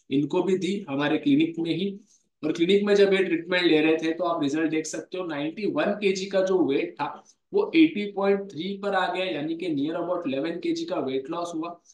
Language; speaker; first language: Hindi; non-native, local second language; Marathi